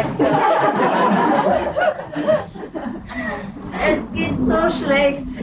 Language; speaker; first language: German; non-native, learner; Vietnamese